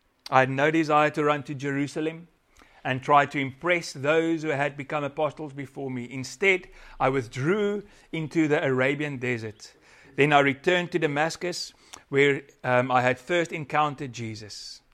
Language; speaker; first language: English; non-native, local second language; Afrikaans